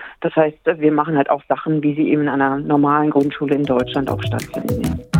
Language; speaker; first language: German; native; German